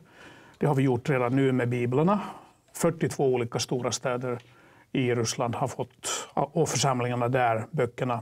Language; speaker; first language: Swedish; non-native, fluent; Finnish